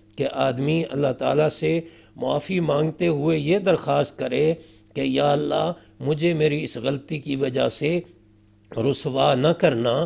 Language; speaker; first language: Urdu; native; Urdu